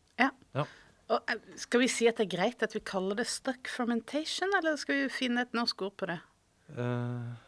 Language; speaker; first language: Norwegian; native; Norwegian